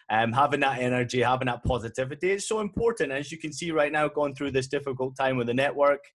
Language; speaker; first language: English; native; English